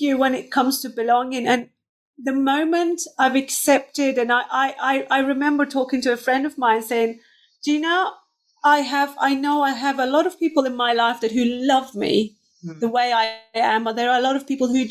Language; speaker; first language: English; non-native, fluent; Turkish